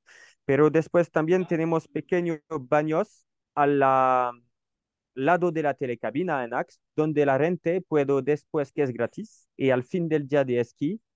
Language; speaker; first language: Spanish; non-native, learner; French